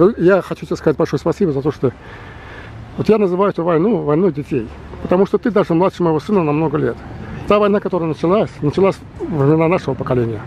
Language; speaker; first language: Russian; non-native, local second language; Azerbaijani